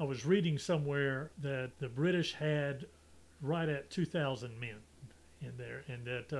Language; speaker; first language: English; native; English